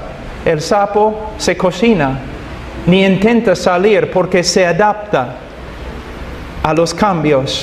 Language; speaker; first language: Spanish; non-native, fluent; English